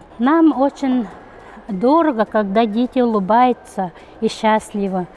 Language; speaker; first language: Russian; non-native, local second language; Yakut